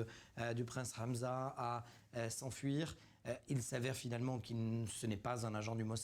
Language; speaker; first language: French; native; French